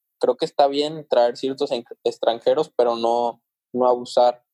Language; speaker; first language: Spanish; native; Spanish